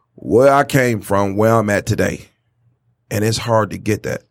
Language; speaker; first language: English; native; English